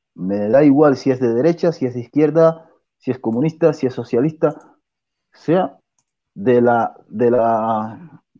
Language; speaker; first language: Spanish; native; Spanish